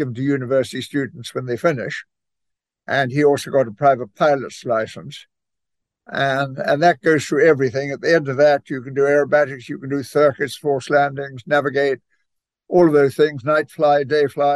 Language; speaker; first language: English; native; English